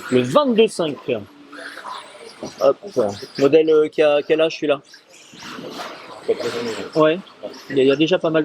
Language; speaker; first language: French; native; French